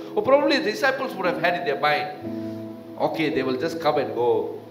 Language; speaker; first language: English; non-native, local second language; Tamil